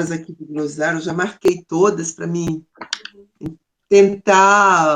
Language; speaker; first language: Portuguese; non-native, learner; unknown